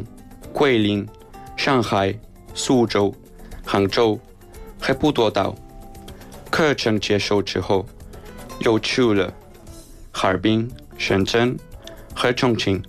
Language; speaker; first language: Chinese; non-native, learner; Spanish